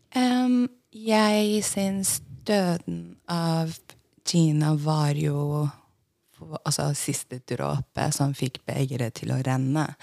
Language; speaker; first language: Norwegian; non-native, fluent; Persian